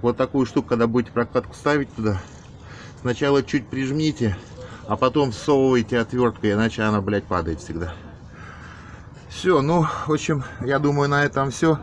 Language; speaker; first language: Russian; native; Russian